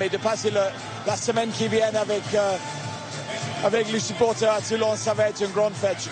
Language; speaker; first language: French; non-native, fluent; English